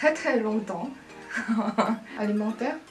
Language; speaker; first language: French; non-native, learner; Korean